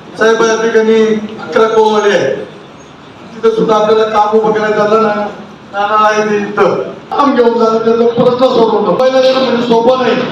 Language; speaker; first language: Marathi; native; Marathi